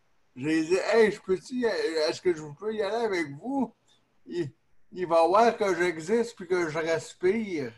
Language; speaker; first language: French; native; French